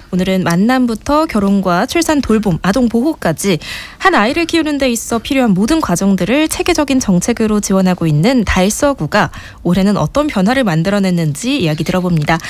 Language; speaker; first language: Korean; native; Korean